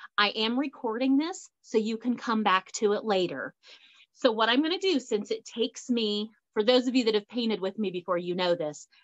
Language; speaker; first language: English; native; English